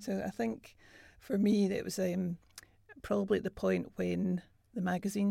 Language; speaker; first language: English; native; English